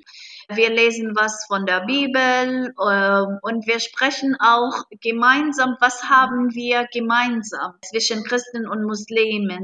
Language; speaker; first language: German; non-native, fluent; Arabic